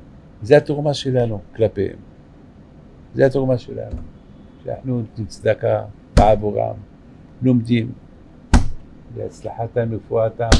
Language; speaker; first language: Hebrew; non-native, fluent; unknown